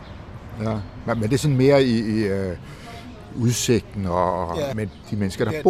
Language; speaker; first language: Danish; native; Danish